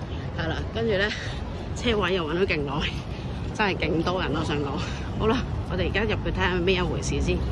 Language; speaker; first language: Cantonese; native; Cantonese